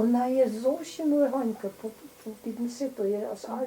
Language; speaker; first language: Ukrainian; early bilingual, heritage; Ukrainian